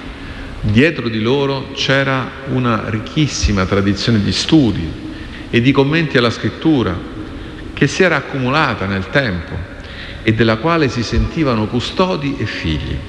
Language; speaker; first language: Italian; native; Italian